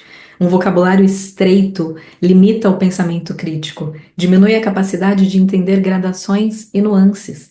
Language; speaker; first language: Portuguese; native; Portuguese